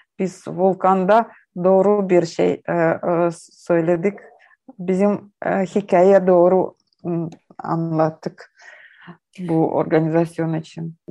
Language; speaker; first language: Turkish; non-native, learner; Ukrainian